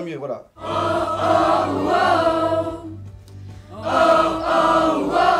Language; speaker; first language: French; native; French